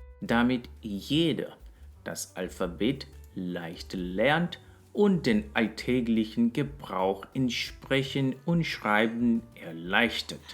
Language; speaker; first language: German; non-native, fluent; Korean